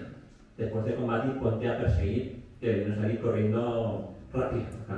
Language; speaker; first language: Spanish; native; Spanish